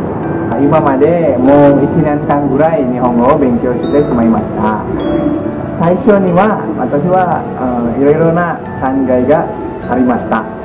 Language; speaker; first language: Japanese; non-native, learner; Indonesian